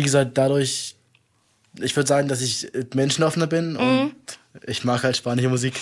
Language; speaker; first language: German; native; German